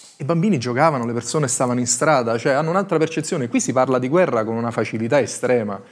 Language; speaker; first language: Italian; native; Italian